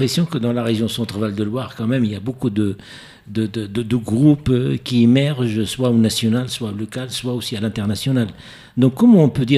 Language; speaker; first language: French; non-native, local second language; Arabic